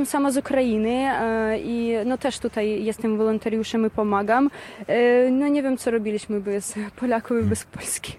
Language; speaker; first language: Polish; non-native, fluent; Ukrainian